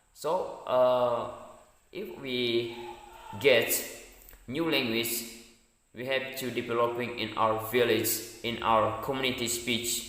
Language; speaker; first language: English; non-native, learner; Indonesian